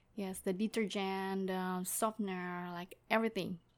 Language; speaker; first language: English; non-native, fluent; Indonesian